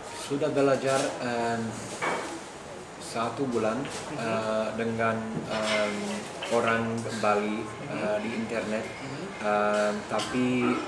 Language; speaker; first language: Indonesian; non-native, learner; English